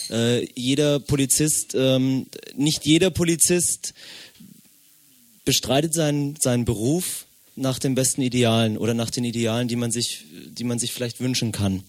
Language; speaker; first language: German; native; German